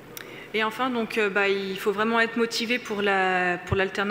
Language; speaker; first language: French; native; French